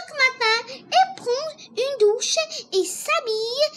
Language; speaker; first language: French; non-native, learner; Arabic